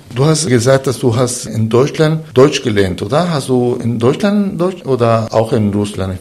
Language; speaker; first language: German; non-native, fluent; Spanish